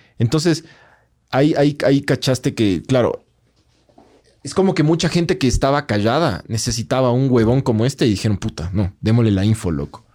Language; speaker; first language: Spanish; native; Spanish